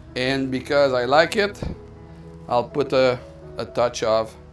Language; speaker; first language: English; non-native, fluent; French